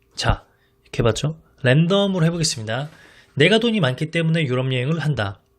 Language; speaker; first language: Korean; native; Korean